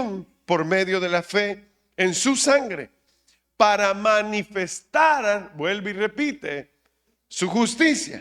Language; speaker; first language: Spanish; native; Spanish